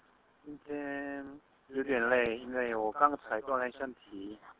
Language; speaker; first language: Chinese; non-native, fluent; Korean